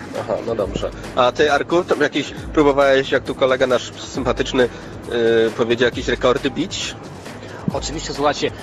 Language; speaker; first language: Polish; native; Polish